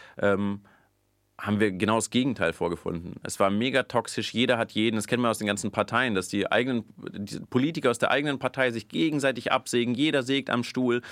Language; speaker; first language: German; early bilingual, other home language; Russian